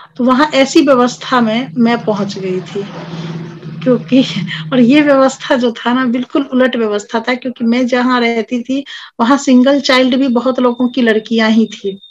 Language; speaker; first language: Hindi; non-native, local second language; Maithili